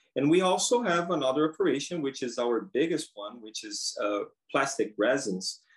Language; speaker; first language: English; non-native, fluent; Portuguese